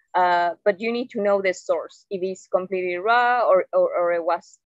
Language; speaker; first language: English; non-native, fluent; Spanish